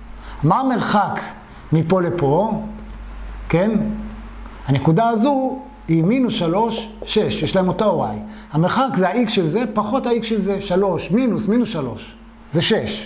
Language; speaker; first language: Hebrew; native; Hebrew